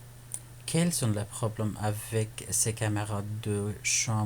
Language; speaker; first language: French; non-native, fluent; Persian